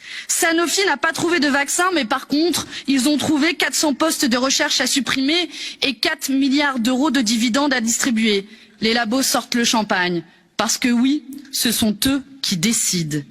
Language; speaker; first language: French; native; French